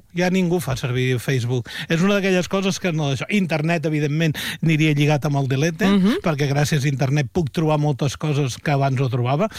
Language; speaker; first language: Catalan; native; Catalan